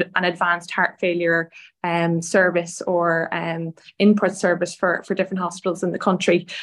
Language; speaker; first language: English; native; English